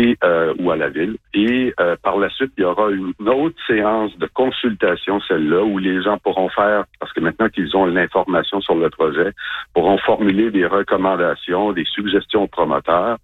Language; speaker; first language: French; native; French